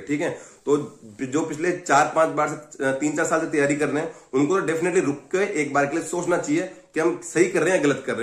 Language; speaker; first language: Hindi; native; Hindi